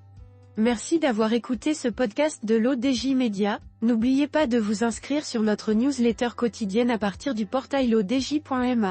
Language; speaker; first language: French; non-native, local second language; Arabic